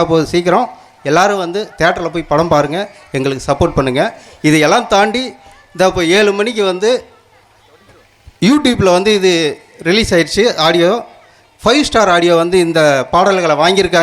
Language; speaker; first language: Tamil; native; Tamil